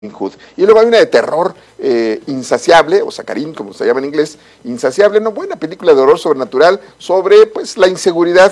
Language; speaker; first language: Spanish; native; Spanish